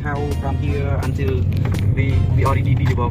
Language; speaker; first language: English; non-native, fluent; Khmer